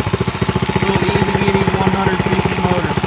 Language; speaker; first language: English; native; English